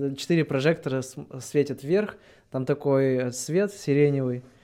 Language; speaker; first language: Russian; native; Russian